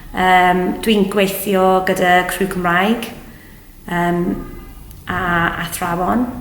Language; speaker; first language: Welsh; non-native, local second language; English